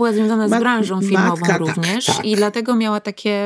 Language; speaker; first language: Polish; native; Polish